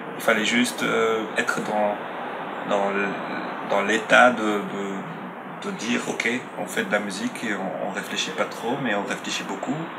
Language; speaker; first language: French; non-native, local second language; Arabic